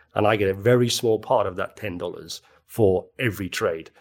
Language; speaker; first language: English; native; English